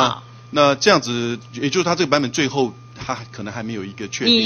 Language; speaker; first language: Chinese; native; Chinese